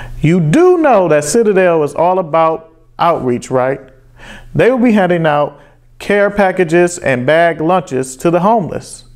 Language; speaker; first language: English; native; English